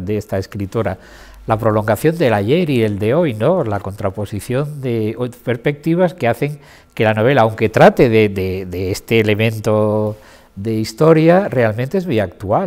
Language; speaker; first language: Spanish; native; Spanish